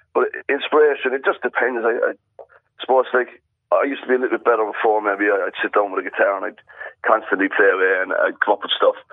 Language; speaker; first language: English; native; English